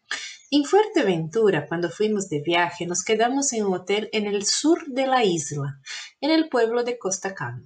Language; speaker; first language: Spanish; non-native, fluent; Portuguese